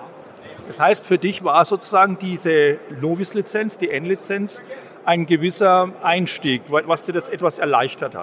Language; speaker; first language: German; native; German